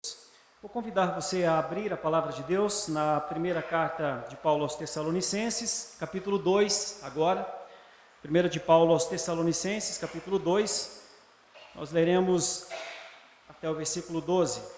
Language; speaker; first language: Portuguese; native; Portuguese